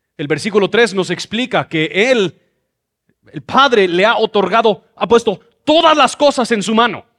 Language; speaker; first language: Spanish; non-native, fluent; English